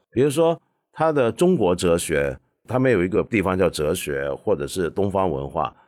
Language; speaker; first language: Chinese; non-native, local second language; Cantonese